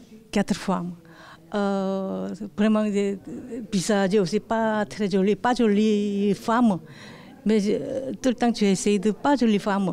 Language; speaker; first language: French; non-native, learner; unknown